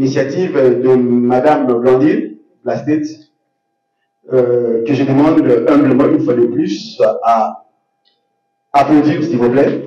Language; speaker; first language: French; non-native, local second language; Lingala